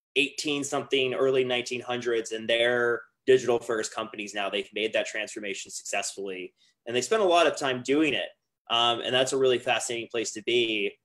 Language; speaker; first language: English; native; English